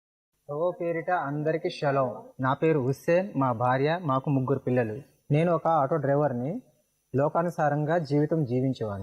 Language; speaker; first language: Telugu; native; Telugu